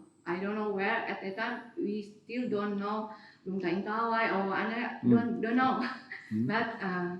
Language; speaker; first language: English; non-native, learner; Indonesian